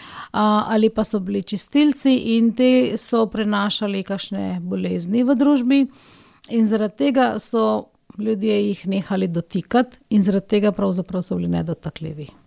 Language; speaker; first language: Slovenian; non-native, fluent; Hindi